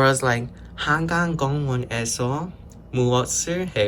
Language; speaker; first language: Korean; non-native, learner; English